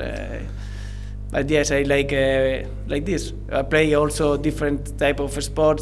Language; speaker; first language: English; non-native, learner; Spanish